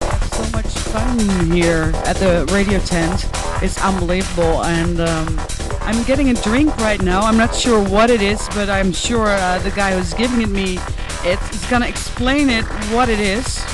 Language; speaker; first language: English; non-native, fluent; Dutch